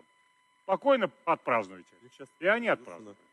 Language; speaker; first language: Russian; native; Russian